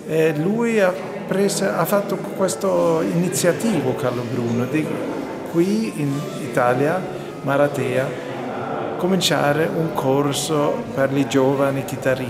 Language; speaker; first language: Italian; non-native, fluent; Swedish